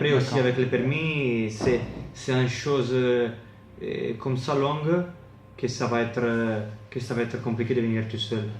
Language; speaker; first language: French; non-native, fluent; Italian